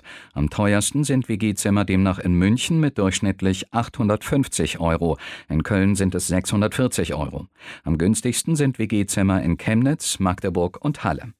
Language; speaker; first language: German; native; German